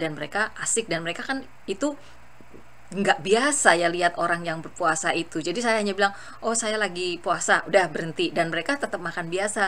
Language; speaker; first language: Indonesian; native; Indonesian